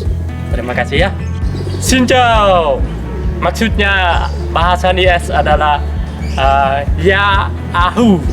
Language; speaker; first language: Indonesian; non-native, learner; Vietnamese